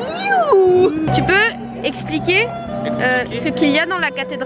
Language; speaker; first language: French; native; French